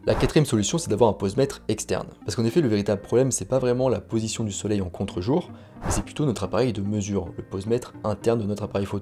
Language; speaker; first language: French; native; French